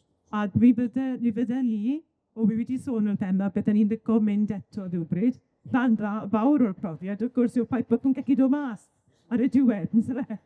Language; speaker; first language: Welsh; native; Welsh